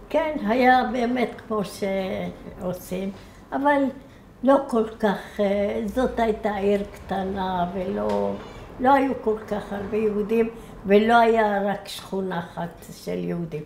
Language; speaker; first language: Hebrew; early bilingual, other home language; Arabic